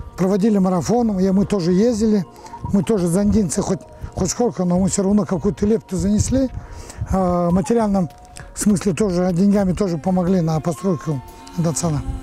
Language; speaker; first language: Russian; non-native, local second language; Buriat